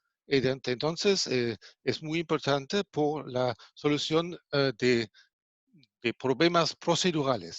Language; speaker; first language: Spanish; non-native, fluent; German